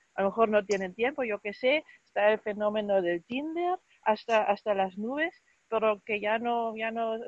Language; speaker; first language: Spanish; non-native, fluent; German